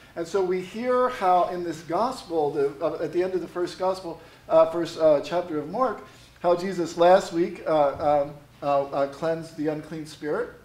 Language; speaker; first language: English; native; English